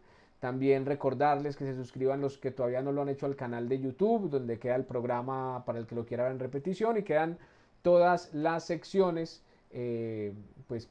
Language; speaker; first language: Spanish; native; Spanish